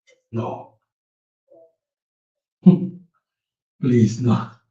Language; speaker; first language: English; non-native, learner; Italian